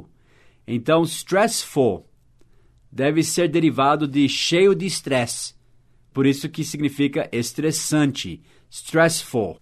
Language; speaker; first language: Portuguese; non-native, fluent; English